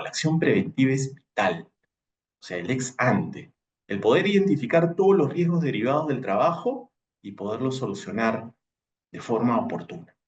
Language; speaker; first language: Spanish; native; Spanish